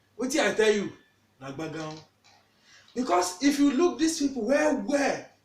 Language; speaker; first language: Nigerian Pidgin; non-native, local second language; Yoruba